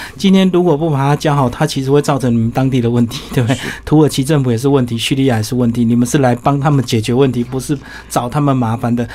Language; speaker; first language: Chinese; native; Chinese